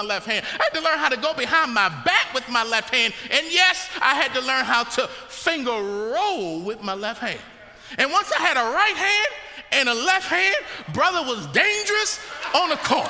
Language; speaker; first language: English; native; English